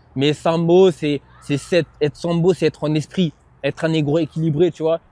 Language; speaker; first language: French; native; French